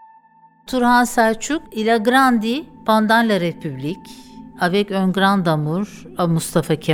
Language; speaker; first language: French; non-native, fluent; Turkish